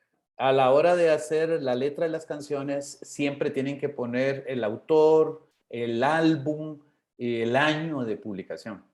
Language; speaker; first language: Spanish; native; Spanish